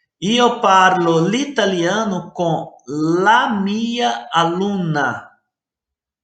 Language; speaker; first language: Italian; non-native, fluent; Portuguese